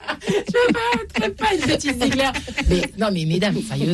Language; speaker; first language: French; native; French